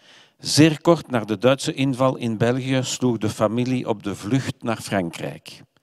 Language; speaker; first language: Dutch; non-native, local second language; French